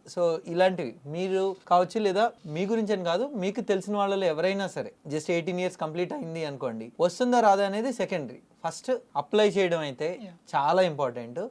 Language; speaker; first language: Telugu; native; Telugu